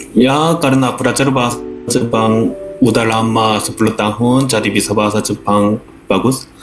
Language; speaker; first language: Indonesian; non-native, learner; Korean